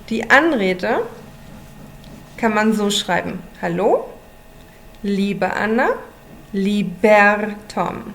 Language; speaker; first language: German; non-native, fluent; English